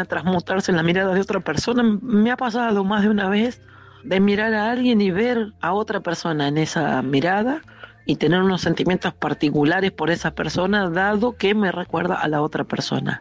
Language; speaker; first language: Spanish; native; Spanish